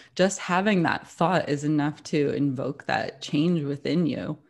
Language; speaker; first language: English; native; English